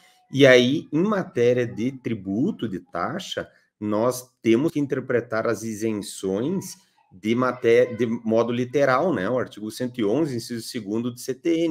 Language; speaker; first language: Portuguese; native; Portuguese